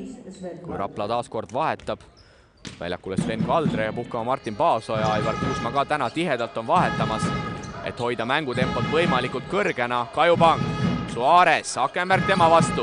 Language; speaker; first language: Estonian; native; Estonian